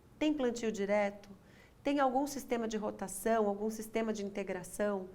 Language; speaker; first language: Portuguese; native; Portuguese